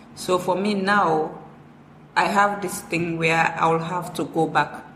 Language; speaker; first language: English; non-native, local second language; Fula